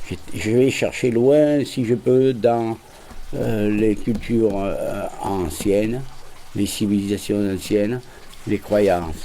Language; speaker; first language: French; non-native, fluent; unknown